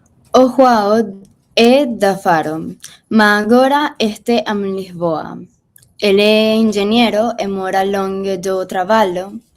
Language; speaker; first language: Portuguese; non-native, learner; Spanish